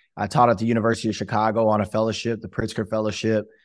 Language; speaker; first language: English; native; English